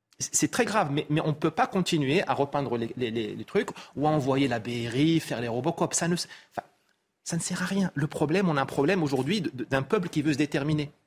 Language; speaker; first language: French; non-native, local second language; Arabic